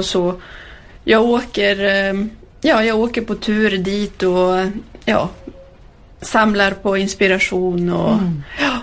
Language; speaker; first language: Swedish; early bilingual, heritage; Swedish